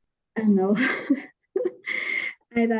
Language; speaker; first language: English; non-native, learner; Khmer